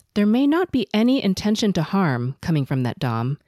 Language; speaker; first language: English; early bilingual, other home language; Cantonese